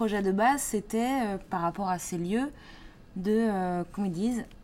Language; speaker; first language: French; native; French